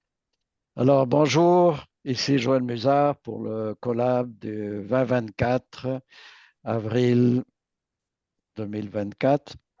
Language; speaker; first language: French; native; French